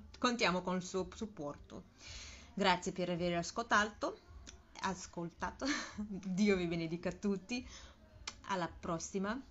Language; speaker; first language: Italian; non-native, learner; Portuguese